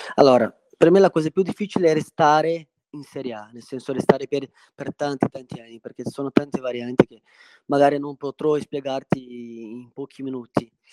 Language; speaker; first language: Italian; non-native, fluent; Portuguese